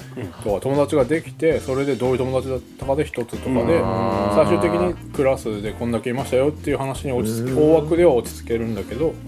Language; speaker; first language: Japanese; native; Japanese